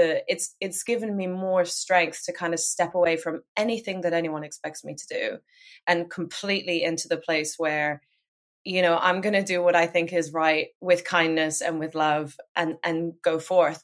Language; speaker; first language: English; native; English